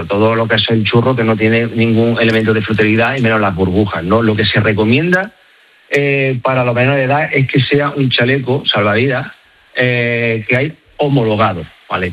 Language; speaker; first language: Spanish; native; Spanish